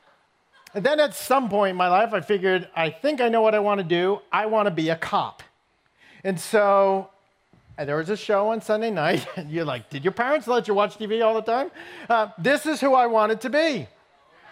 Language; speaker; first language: English; native; English